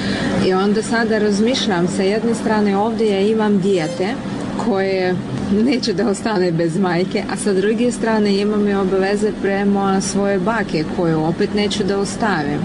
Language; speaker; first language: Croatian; non-native, fluent; Ukrainian